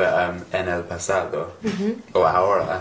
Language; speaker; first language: Spanish; non-native, learner; English